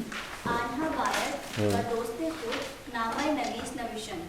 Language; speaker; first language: Persian; non-native, learner; Urdu